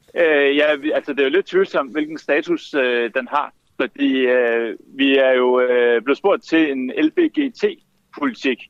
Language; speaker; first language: Danish; native; Danish